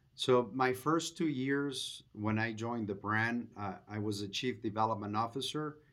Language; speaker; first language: English; non-native, fluent; Spanish